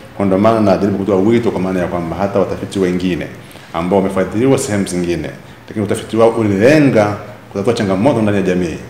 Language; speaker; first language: Swahili; native; Swahili